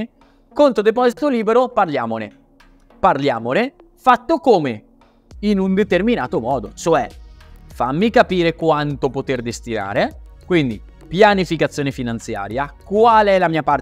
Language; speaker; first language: Italian; native; Italian